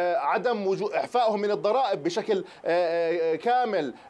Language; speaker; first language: Arabic; native; Arabic